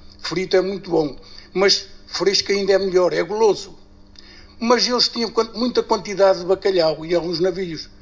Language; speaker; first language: Portuguese; native; Portuguese